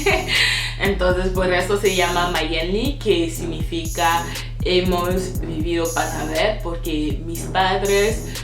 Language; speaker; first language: Spanish; non-native, fluent; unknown